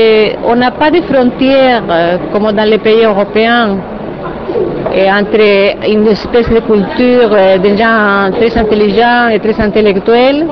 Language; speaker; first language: French; non-native, fluent; Spanish